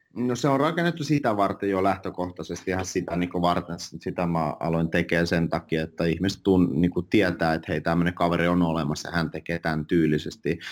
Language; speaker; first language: Finnish; early bilingual, other home language; Russian